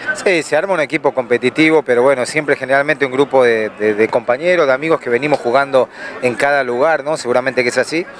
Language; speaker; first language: Spanish; native; Spanish